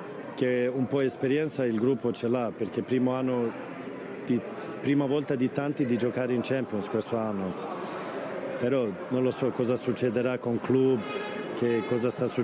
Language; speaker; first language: Italian; non-native, fluent; Swedish